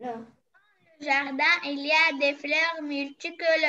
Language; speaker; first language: French; non-native, learner; Arabic